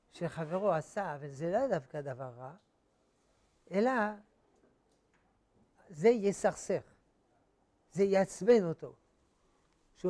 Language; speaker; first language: Hebrew; non-native, fluent; French